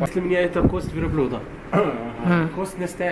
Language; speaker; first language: Russian; non-native, learner; Arabic